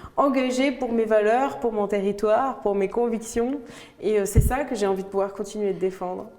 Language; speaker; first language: French; non-native, local second language; Arabic